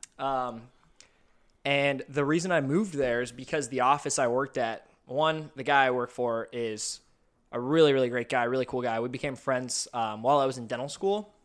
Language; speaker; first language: English; early bilingual, other home language; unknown